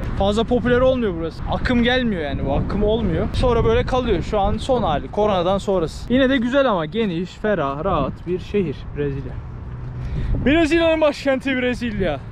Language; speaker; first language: Turkish; native; Turkish